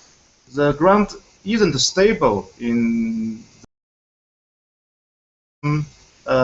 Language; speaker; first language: English; non-native, fluent; Chinese